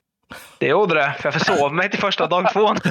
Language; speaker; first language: Swedish; native; Swedish